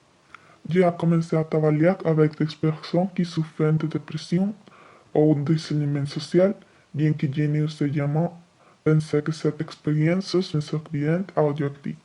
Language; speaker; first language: French; non-native, learner; Spanish